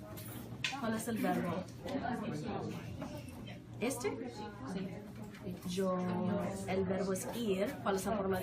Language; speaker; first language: Spanish; non-native, fluent; English